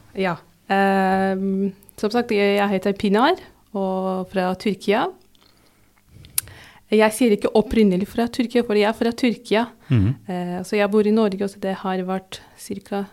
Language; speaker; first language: Norwegian; non-native, fluent; Turkish